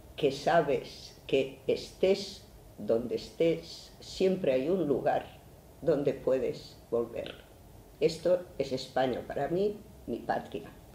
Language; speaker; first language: Spanish; native; Spanish